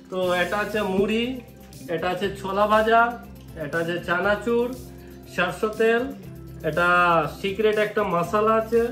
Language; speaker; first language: Bangla; non-native, local second language; Hindi